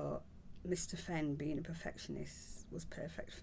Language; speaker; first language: English; native; English